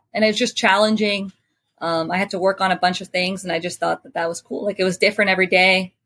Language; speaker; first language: English; non-native, fluent; French